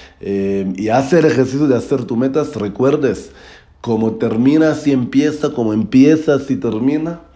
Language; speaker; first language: Spanish; non-native, learner; Hebrew